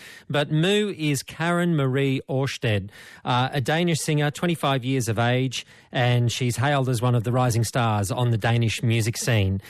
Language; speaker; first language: English; native; English